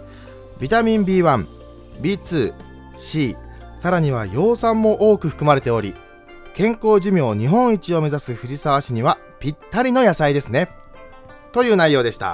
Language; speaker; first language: Japanese; native; Japanese